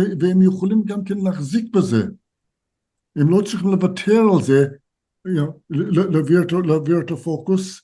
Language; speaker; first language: Hebrew; non-native, fluent; English